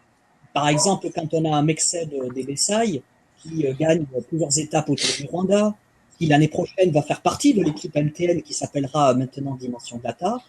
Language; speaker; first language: French; native; French